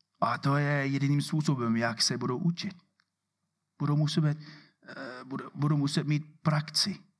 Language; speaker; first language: Czech; non-native, fluent; English